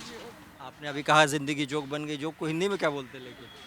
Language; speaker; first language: Hindi; native; Hindi